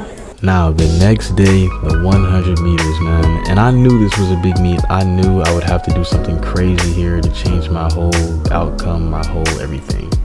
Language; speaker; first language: English; native; English